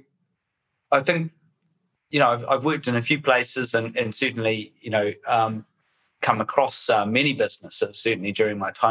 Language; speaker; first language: English; native; English